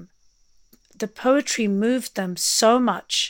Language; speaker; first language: English; native; English